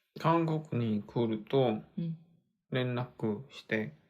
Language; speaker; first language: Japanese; non-native, learner; Korean